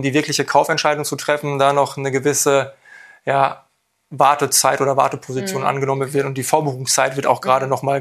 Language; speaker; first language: German; native; German